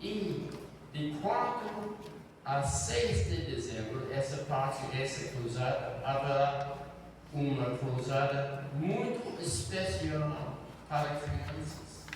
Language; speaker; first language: Portuguese; non-native, fluent; English